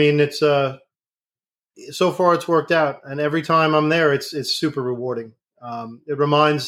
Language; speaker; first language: English; native; English